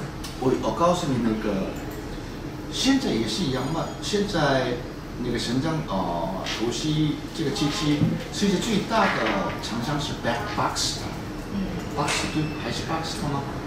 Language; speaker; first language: Chinese; non-native, fluent; Korean